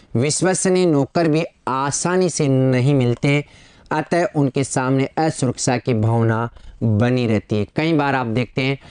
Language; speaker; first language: Hindi; native; Hindi